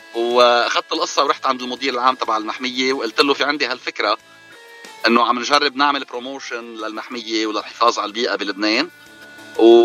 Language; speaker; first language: Arabic; native; Arabic